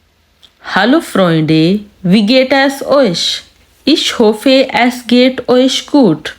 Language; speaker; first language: German; non-native, fluent; Urdu